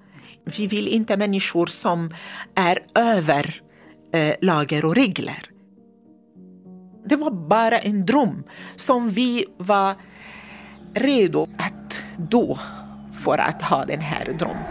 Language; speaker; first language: Swedish; non-native, learner; Arabic